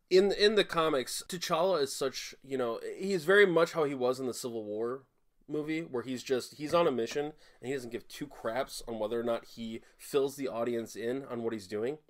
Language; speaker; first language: English; native; English